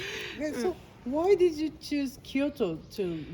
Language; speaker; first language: English; non-native, learner; Japanese